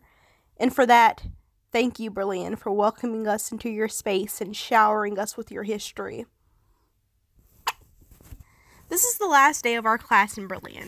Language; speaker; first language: English; native; English